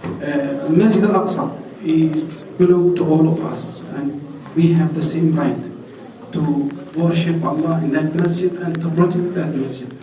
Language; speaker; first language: English; non-native, fluent; Arabic